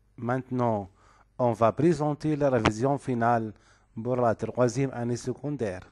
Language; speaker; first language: French; non-native, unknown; Arabic